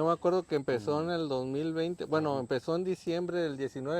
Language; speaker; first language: Spanish; native; Spanish